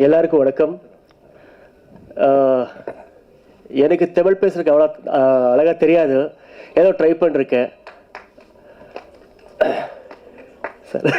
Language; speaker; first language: Tamil; non-native, learner; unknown